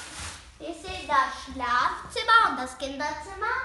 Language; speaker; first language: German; non-native, learner; Romanian